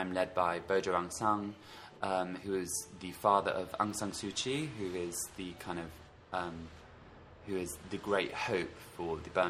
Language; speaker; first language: English; native; English